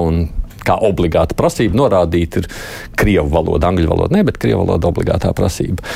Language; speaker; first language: Latvian; native; Latvian